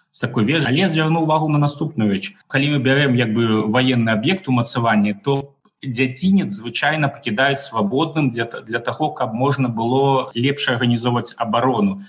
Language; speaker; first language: Belarusian; non-native, local second language; Russian